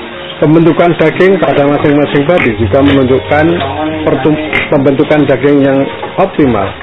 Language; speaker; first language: Indonesian; native; Indonesian